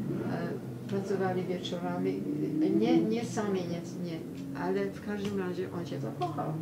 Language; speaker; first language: Polish; early bilingual, heritage; Polish